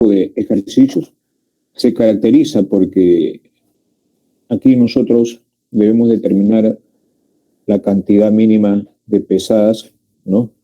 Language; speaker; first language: Spanish; native; Spanish